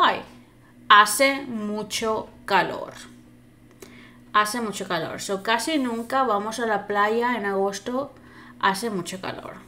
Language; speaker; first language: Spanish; non-native, fluent; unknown